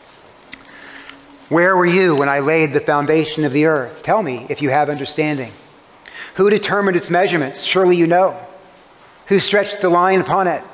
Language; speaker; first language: English; native; English